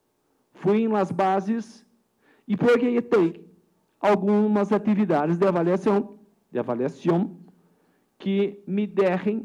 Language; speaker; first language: Spanish; non-native, learner; Portuguese